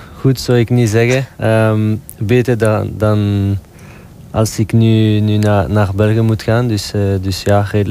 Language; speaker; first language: Dutch; non-native, local second language; French